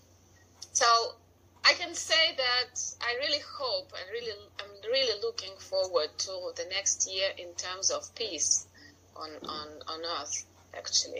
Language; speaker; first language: English; non-native, fluent; Russian